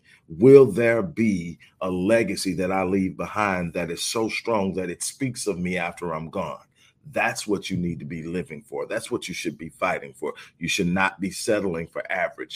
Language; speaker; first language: English; native; English